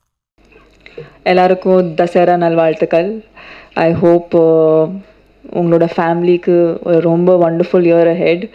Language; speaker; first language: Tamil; non-native, fluent; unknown